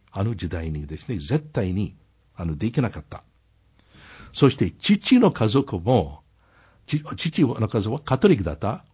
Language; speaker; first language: Japanese; non-native, fluent; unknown